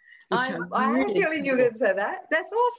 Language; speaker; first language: English; native; English